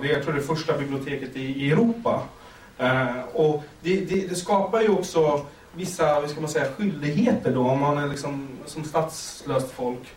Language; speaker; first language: Swedish; early bilingual, other home language; Kurdish